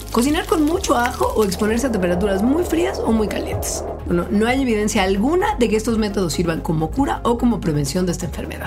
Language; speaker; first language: Spanish; native; Spanish